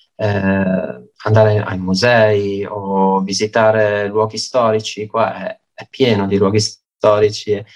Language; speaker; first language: Italian; native; Italian